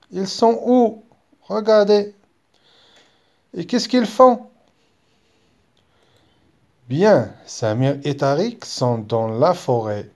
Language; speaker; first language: French; non-native, local second language; Arabic